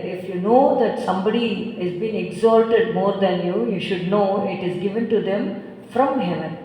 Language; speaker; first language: English; non-native, local second language; Tamil